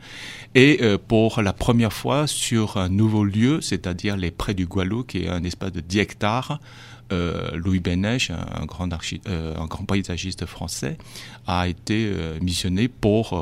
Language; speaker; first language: French; non-native, fluent; Chinese